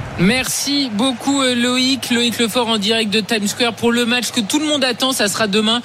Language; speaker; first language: French; native; French